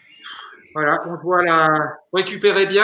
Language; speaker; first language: French; native; French